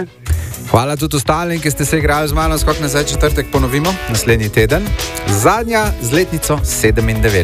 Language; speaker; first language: Slovenian; native; Slovenian